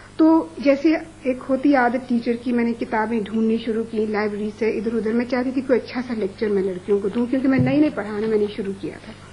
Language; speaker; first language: Urdu; non-native, local second language; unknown